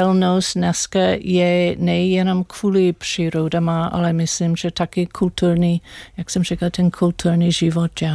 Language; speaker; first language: Czech; non-native, learner; English